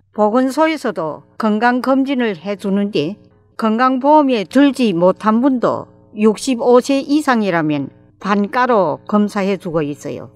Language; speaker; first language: Korean; native; Korean